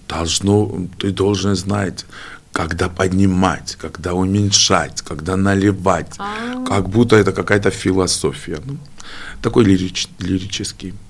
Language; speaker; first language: Russian; non-native, fluent; Georgian